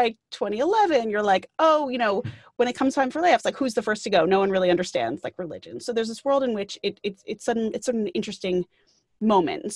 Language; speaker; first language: English; native; English